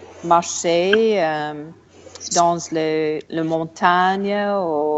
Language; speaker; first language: French; non-native, learner; English